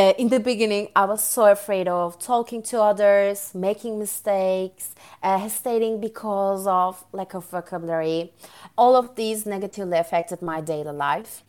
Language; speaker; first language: English; non-native, fluent; Turkish